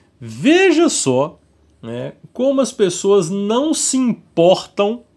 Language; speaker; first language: Portuguese; native; Portuguese